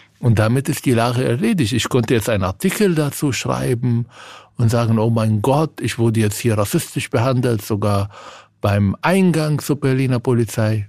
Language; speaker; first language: German; non-native, fluent; Arabic